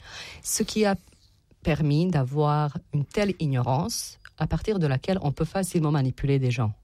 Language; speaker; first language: French; non-native, fluent; Serbian